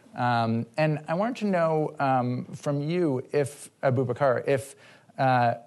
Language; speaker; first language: English; native; English